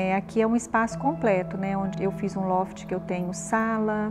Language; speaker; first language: Portuguese; native; Portuguese